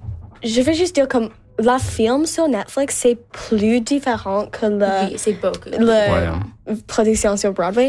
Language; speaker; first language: French; non-native, local second language; English